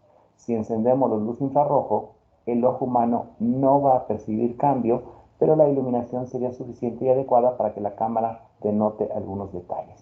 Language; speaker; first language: Spanish; native; Spanish